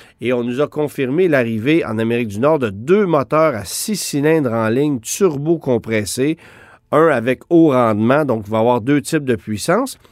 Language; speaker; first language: French; native; French